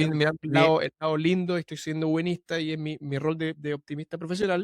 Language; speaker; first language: Spanish; native; Spanish